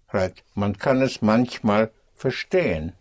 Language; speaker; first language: German; non-native, fluent; English